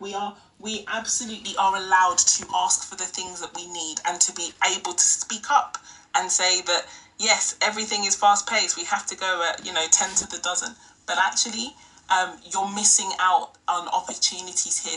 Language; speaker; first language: English; non-native, local second language; Yoruba